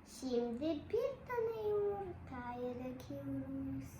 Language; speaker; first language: Turkish; early bilingual, heritage; Turkish